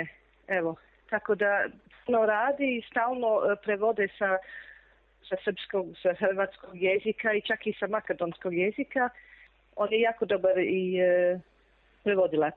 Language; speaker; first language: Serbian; non-native, fluent; English